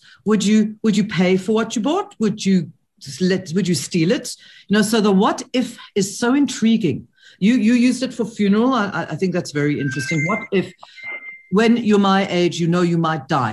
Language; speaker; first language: English; native; English